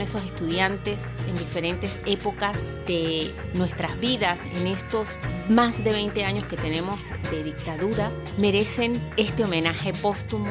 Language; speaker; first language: Spanish; native; Spanish